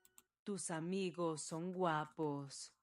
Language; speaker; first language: Spanish; non-native, learner; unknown